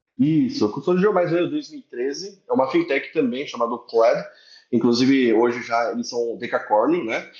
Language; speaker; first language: Portuguese; early bilingual, other home language; Korean